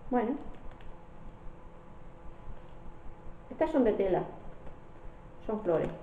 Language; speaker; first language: Spanish; native; Spanish